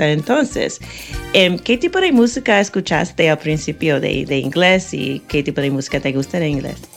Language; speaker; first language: Spanish; non-native, fluent; English